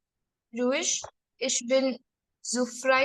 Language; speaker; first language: German; non-native, learner; Hindi